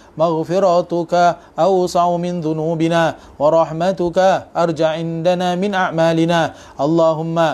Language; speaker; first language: Arabic; non-native, fluent; Malay